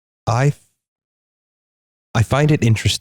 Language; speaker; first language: English; native; English